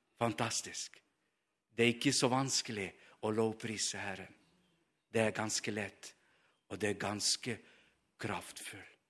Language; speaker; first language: Norwegian; non-native, fluent; Ukrainian